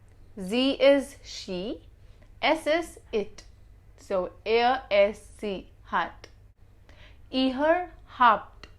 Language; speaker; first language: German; non-native, fluent; Hindi